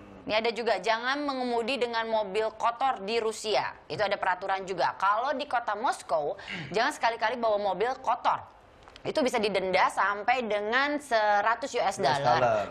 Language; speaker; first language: Indonesian; native; Indonesian